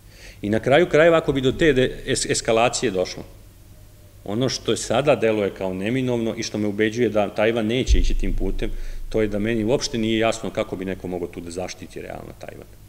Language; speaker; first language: Serbian; native; Serbian